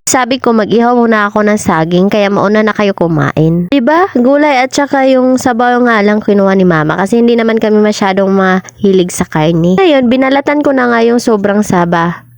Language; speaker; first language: Filipino; non-native, local second language; Cebuano